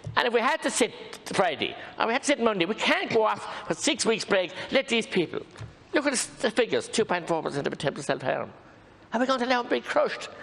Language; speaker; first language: English; native; English